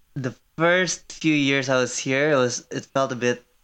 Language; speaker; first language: English; early bilingual, other home language; Korean